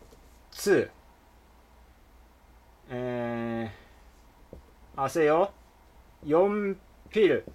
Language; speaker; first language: Korean; non-native, fluent; Japanese